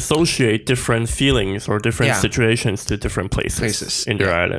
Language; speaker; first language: English; non-native, fluent; Chinese